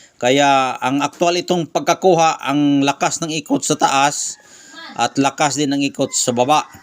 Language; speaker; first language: Filipino; non-native, local second language; Cebuano